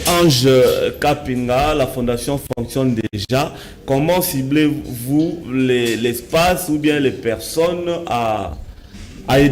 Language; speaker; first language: French; non-native, local second language; Lingala